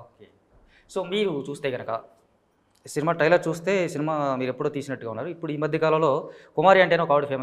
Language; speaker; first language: Telugu; native; Telugu